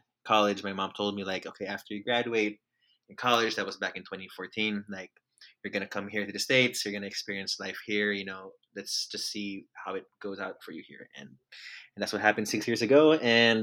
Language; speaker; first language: English; non-native, local second language; Filipino